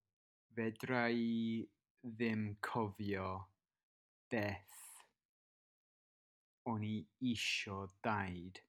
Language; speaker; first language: Welsh; non-native, learner; English